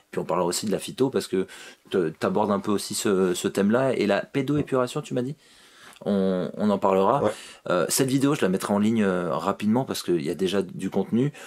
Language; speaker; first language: French; native; French